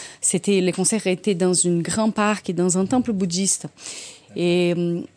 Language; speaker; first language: French; non-native, fluent; Portuguese